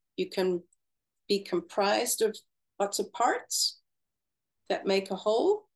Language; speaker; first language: English; native; English